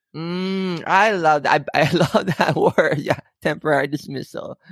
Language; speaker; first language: English; non-native, local second language; Filipino